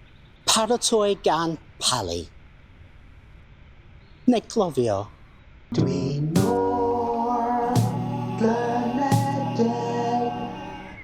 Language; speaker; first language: Welsh; non-native, learner; English